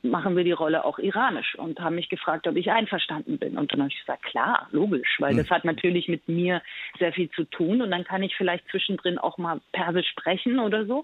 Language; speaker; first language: German; early bilingual, other home language; Persian